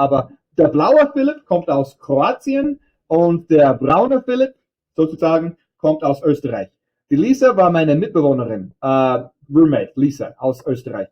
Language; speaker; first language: German; non-native, fluent; English